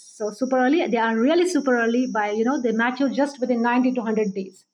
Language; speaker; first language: English; non-native, local second language; Marathi